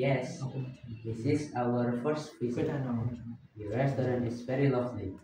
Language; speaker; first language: English; non-native, learner; Indonesian